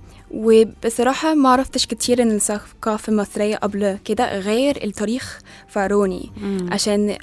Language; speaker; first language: Arabic; non-native, learner; English